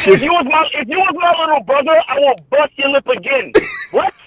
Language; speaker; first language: English; native; English